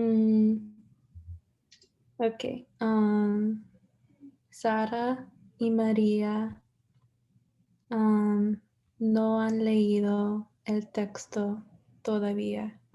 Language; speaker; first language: Spanish; non-native, learner; English